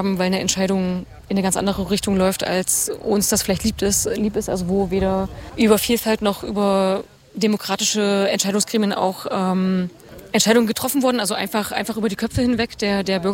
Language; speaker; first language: German; native; German